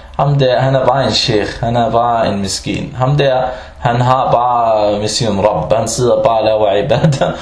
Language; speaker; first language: Danish; early bilingual, other home language; Arabic